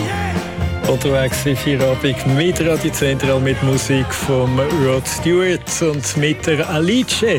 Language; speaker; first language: German; native; German